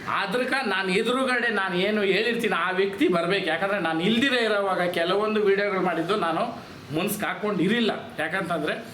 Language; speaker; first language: Kannada; native; Kannada